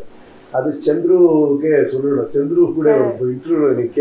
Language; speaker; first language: Tamil; non-native, learner; Kannada